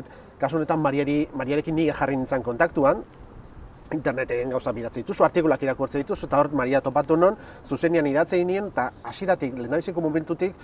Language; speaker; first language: Basque; native; Basque